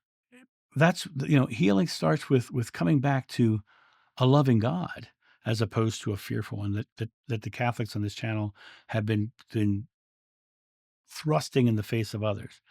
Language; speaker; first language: English; native; English